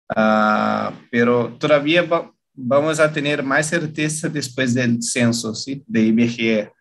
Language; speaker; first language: Spanish; non-native, learner; Portuguese